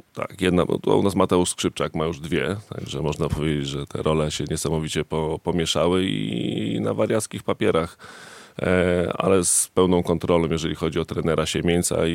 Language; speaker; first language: Polish; native; Polish